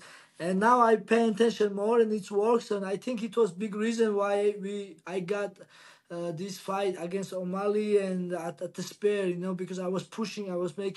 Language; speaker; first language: English; non-native, learner; Georgian